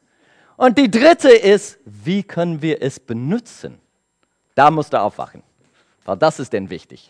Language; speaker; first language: German; non-native, learner; English